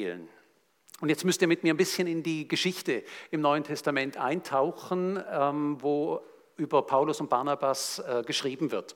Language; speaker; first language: German; native; German